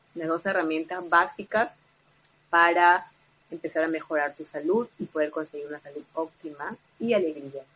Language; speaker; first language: Spanish; native; Spanish